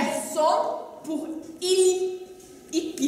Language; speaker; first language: French; non-native, learner; Dutch